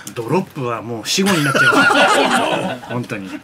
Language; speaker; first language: Japanese; native; Japanese